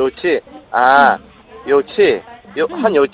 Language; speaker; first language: Chinese; non-native, learner; Korean